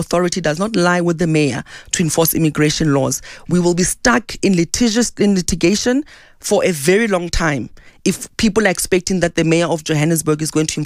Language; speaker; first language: English; non-native, local second language; Southern Sotho